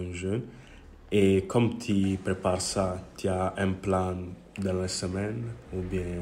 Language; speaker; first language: French; non-native, learner; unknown